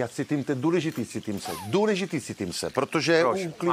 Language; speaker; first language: Czech; non-native, learner; Italian